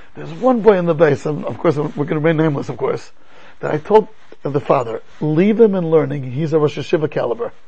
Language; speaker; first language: English; native; English